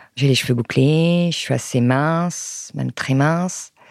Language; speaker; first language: French; early bilingual, other home language; Arabic